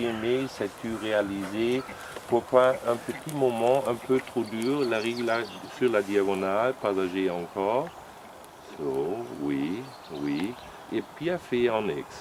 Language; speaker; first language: French; non-native, learner; German